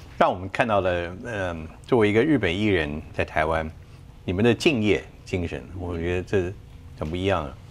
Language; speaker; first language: Chinese; native; Chinese